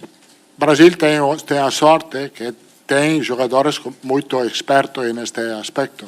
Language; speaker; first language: Portuguese; non-native, fluent; Italian